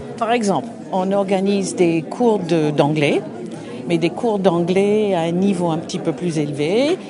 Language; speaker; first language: French; non-native, fluent; English